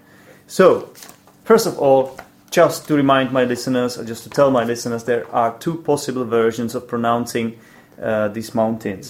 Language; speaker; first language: English; non-native, fluent; Czech